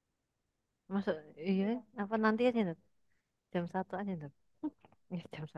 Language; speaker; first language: Indonesian; native; Indonesian